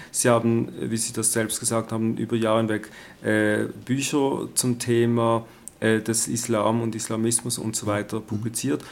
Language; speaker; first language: German; native; German